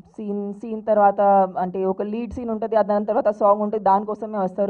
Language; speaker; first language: Telugu; non-native, fluent; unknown